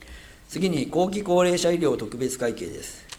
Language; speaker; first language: Japanese; native; Japanese